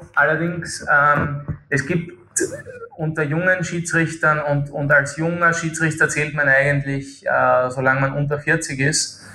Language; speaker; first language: German; native; German